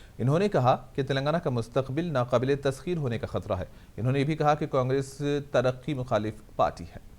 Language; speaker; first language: Hindi; non-native, local second language; Urdu